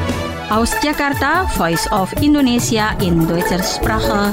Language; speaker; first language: German; non-native, fluent; Indonesian